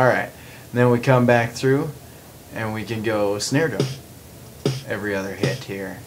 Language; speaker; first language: English; native; English